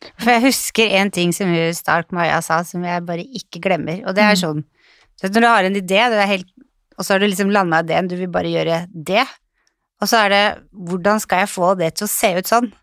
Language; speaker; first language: Norwegian; native; Norwegian